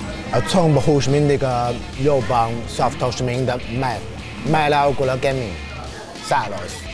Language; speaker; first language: Hungarian; non-native, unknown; Chinese